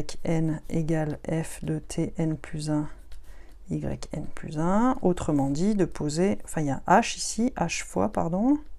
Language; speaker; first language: French; native; French